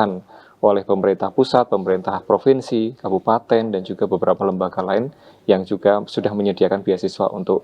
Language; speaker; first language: Indonesian; native; Indonesian